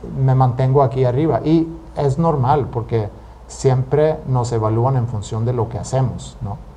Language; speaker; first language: Spanish; non-native, fluent; Swedish